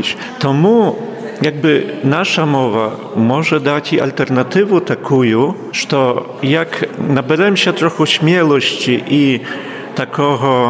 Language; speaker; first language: Polish; non-native, local second language; Ukrainian